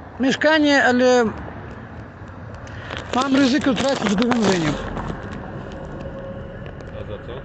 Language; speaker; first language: Polish; non-native, learner; Russian